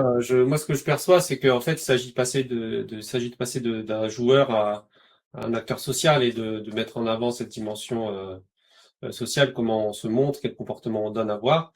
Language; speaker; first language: French; native; French